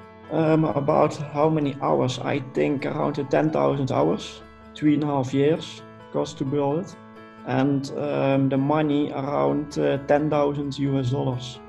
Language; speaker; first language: English; non-native, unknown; Dutch